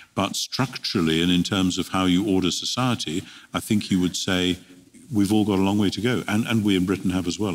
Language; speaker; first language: English; native; English